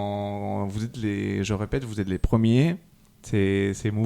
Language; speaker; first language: French; native; French